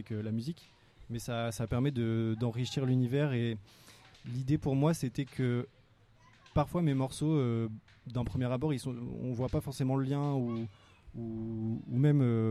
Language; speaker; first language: French; native; French